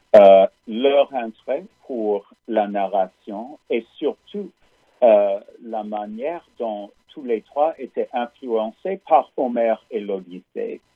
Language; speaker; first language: French; non-native, fluent; English